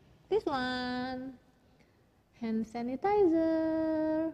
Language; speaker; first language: English; non-native, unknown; Indonesian